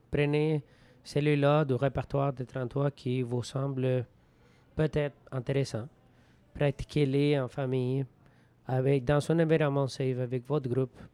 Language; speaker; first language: French; non-native, fluent; Spanish